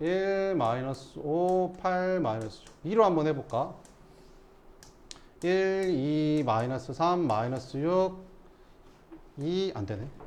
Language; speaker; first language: Korean; native; Korean